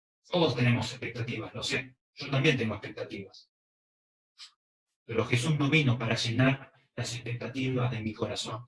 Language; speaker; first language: Spanish; early bilingual, other home language; Korean